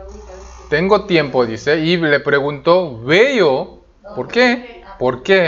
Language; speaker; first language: Spanish; non-native, fluent; Korean